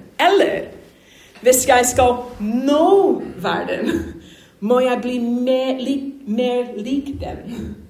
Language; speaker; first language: Norwegian; non-native, fluent; English